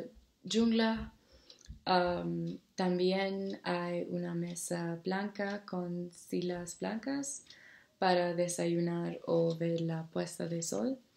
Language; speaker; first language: Spanish; non-native, learner; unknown